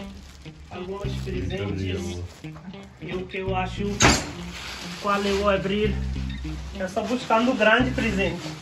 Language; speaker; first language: Portuguese; non-native, learner; Hindi